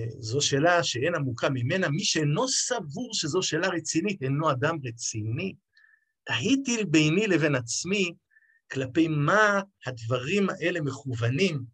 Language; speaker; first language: Hebrew; native; Hebrew